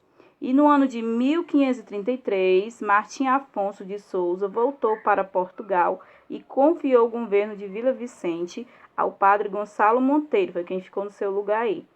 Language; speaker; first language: Portuguese; native; Portuguese